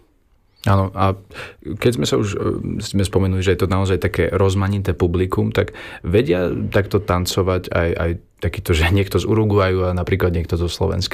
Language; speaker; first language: Slovak; native; Slovak